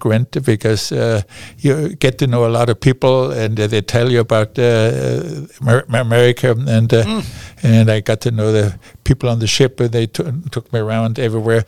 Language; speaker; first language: English; non-native, fluent; German